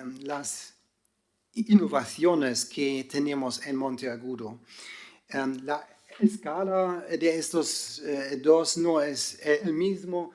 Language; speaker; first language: Spanish; non-native, fluent; German